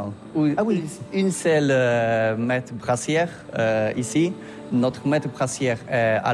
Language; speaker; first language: French; non-native, learner; Polish